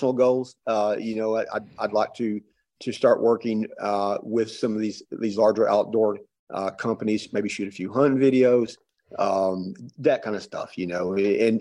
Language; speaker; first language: English; native; English